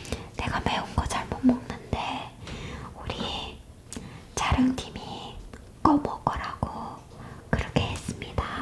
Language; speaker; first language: Korean; non-native, fluent; Chinese